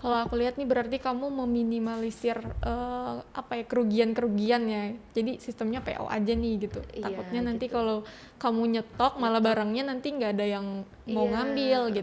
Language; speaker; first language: Indonesian; native; Indonesian